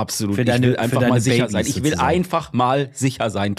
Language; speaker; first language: German; native; German